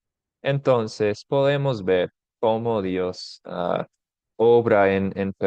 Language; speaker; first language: Spanish; non-native, fluent; English